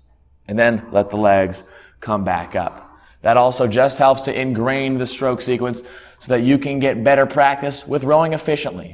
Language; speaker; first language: English; native; English